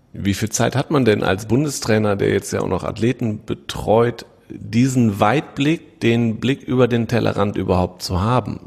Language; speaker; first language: German; native; German